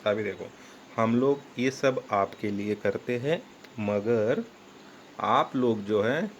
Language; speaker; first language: Hindi; non-native, local second language; Marathi